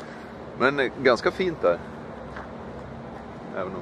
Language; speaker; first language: Swedish; native; Swedish